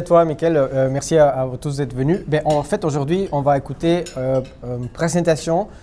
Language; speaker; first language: French; non-native, fluent; Spanish